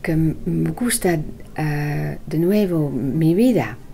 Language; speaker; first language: Spanish; non-native, learner; Dutch